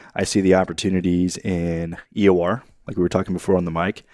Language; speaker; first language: English; native; English